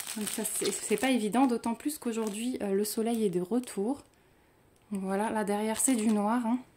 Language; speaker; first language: French; native; French